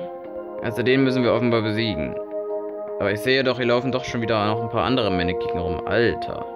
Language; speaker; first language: German; native; German